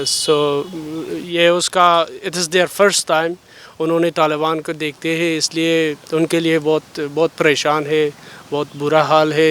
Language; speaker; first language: Hindi; non-native, fluent; Persian